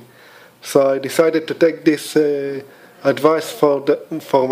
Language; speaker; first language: English; non-native, fluent; Hebrew